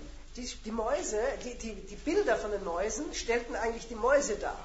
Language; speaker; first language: German; native; German